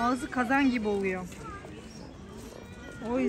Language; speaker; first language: Turkish; non-native, learner; Kazakh